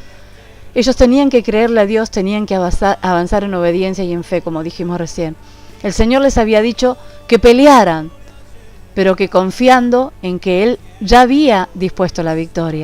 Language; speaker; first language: Spanish; native; Spanish